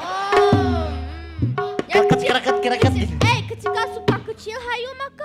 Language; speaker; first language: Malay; non-native, learner; German